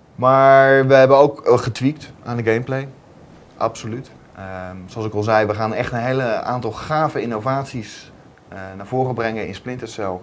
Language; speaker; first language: Dutch; native; Dutch